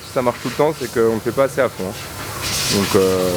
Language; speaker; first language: French; native; French